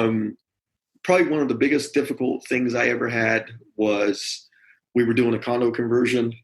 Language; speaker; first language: English; native; English